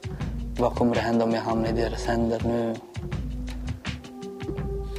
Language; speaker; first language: Swedish; non-native, local second language; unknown